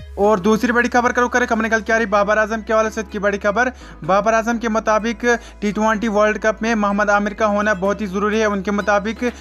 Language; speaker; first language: Hindi; native; Hindi